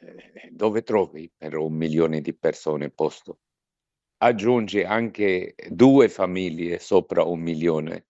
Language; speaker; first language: Italian; non-native, fluent; Arabic